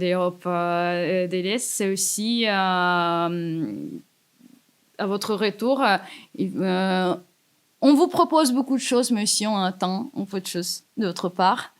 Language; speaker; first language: French; non-native, fluent; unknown